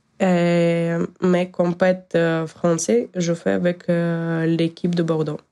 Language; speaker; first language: French; non-native, learner; Ukrainian